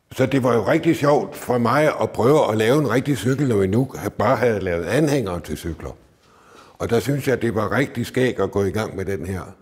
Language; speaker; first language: Danish; native; Danish